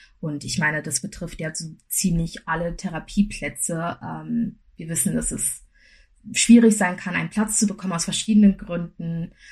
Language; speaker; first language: German; early bilingual, other home language; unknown